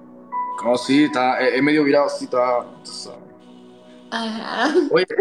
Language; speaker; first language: Spanish; native; Spanish